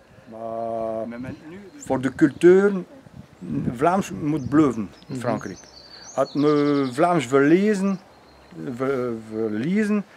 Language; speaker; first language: Dutch; non-native, local second language; French